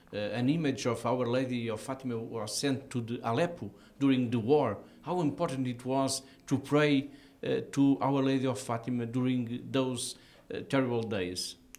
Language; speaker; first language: English; non-native, fluent; Portuguese